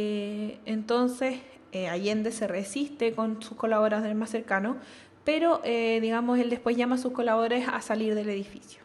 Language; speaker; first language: Spanish; native; Spanish